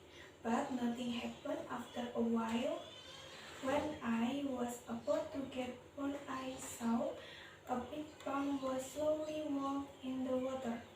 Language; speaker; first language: English; non-native, learner; Indonesian